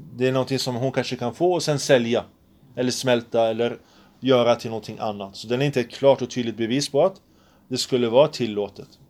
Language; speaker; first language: Swedish; early bilingual, other home language; Arabic